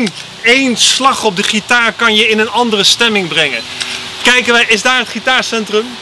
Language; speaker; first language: Dutch; native; Dutch